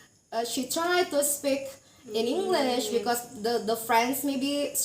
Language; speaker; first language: English; non-native, learner; Indonesian